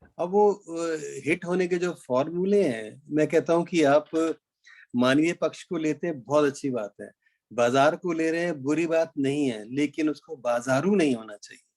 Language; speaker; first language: Hindi; native; Hindi